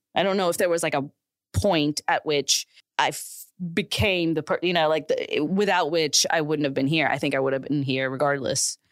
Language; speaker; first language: English; non-native, local second language; Urdu